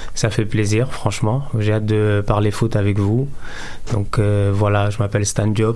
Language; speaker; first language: French; non-native, local second language; Wolof